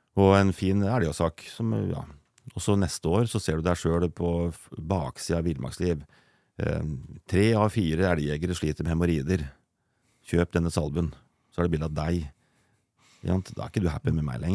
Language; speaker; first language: Norwegian; native; Norwegian